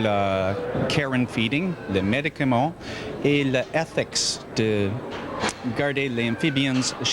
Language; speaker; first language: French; non-native, learner; English